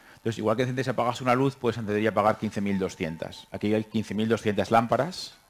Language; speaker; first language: Spanish; native; Spanish